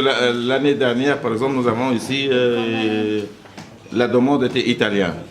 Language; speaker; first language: French; non-native, local second language; Arabic